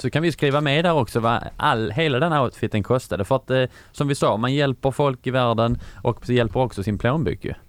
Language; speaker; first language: Swedish; native; Swedish